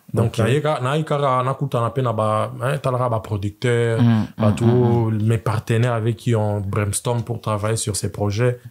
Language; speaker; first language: French; non-native, local second language; Swahili